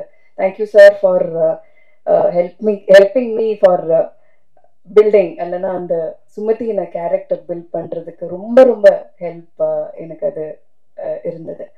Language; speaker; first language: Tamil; non-native, fluent; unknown